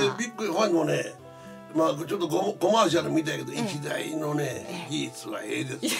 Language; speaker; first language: Japanese; native; Japanese